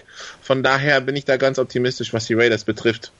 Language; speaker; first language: German; native; German